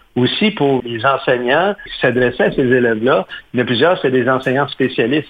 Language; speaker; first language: French; native; French